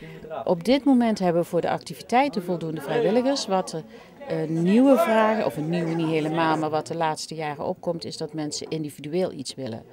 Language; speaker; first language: Dutch; native; Dutch